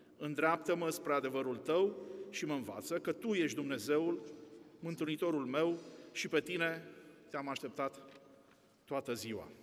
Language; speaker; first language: Romanian; non-native, local second language; Italian